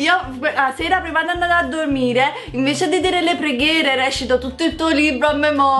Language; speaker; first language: Italian; native; Italian